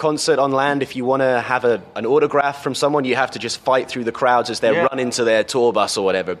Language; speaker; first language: English; native; English